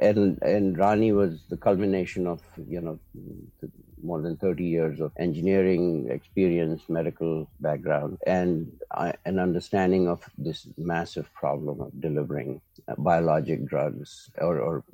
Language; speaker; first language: English; non-native, local second language; Urdu